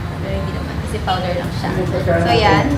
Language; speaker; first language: Filipino; native; Filipino